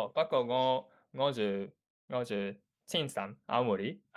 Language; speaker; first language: Chinese; non-native, learner; Japanese